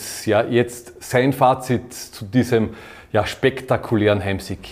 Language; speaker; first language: German; native; German